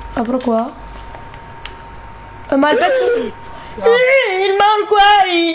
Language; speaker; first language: Italian; native; Italian